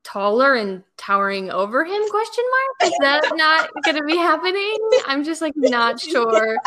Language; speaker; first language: English; native; English